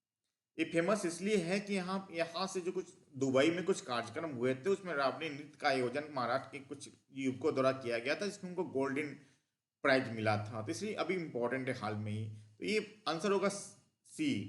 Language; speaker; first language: Hindi; native; Hindi